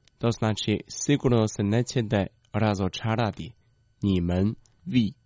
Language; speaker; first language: Croatian; non-native, fluent; Chinese